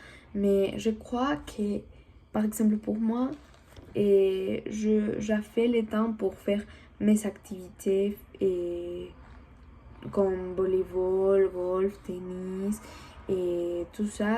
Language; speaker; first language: French; non-native, learner; Spanish